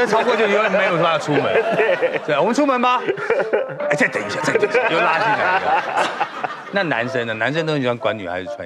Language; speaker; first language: Chinese; native; Chinese